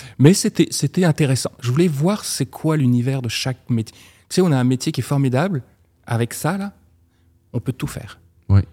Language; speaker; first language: French; native; French